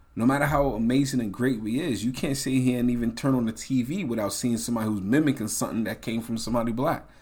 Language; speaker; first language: English; native; English